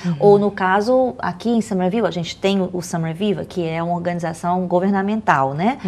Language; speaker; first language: Portuguese; native; Portuguese